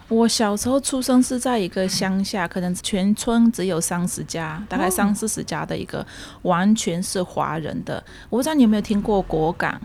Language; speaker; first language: Chinese; early bilingual, heritage; Chinese